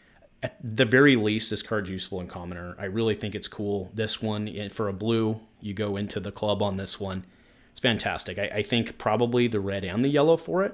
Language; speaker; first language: English; native; English